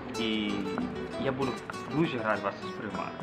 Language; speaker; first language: Ukrainian; non-native, learner; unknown